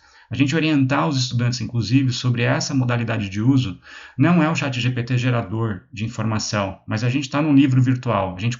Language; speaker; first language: Portuguese; native; Portuguese